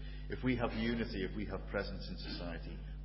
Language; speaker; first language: English; native; English